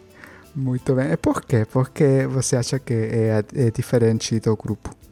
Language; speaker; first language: Portuguese; non-native, learner; Spanish